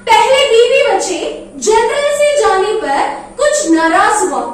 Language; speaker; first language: Hindi; non-native, local second language; Malayalam